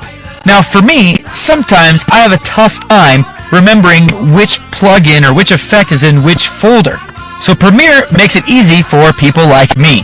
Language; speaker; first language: English; native; English